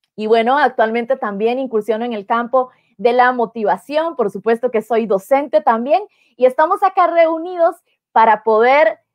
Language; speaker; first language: Spanish; native; Spanish